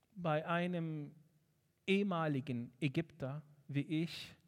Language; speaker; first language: German; non-native, fluent; Arabic